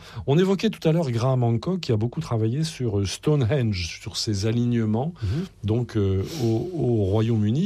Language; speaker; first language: French; native; French